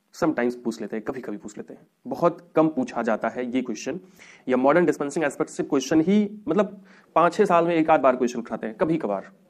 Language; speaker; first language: Hindi; native; Hindi